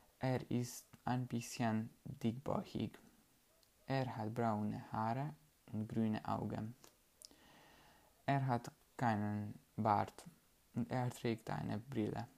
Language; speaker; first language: German; non-native, learner; Hungarian